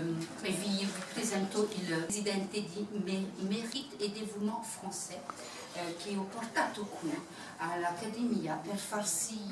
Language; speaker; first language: Italian; non-native, fluent; French